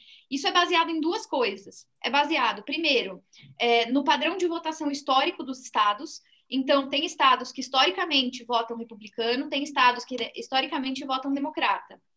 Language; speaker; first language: Portuguese; native; Portuguese